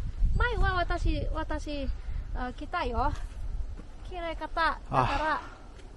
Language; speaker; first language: Japanese; non-native, learner; Indonesian